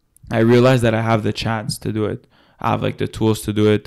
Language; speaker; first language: English; native; English